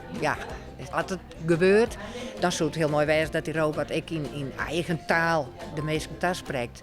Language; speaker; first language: Dutch; non-native, local second language; Western Frisian